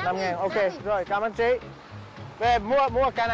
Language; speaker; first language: Vietnamese; non-native, learner; English